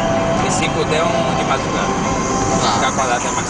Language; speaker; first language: Portuguese; native; Portuguese